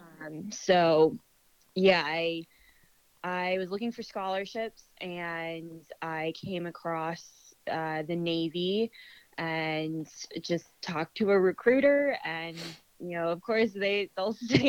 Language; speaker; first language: English; native; English